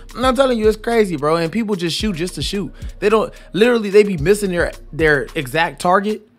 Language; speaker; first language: English; native; English